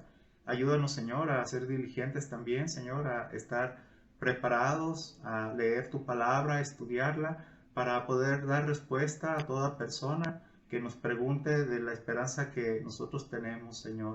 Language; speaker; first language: Spanish; native; Spanish